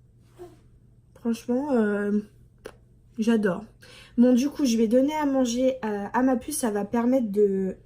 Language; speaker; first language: French; native; French